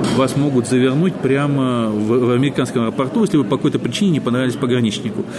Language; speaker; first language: Russian; native; Russian